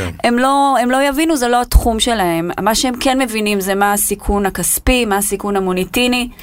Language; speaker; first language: Hebrew; native; Hebrew